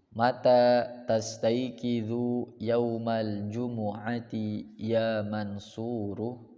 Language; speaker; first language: Arabic; non-native, fluent; Indonesian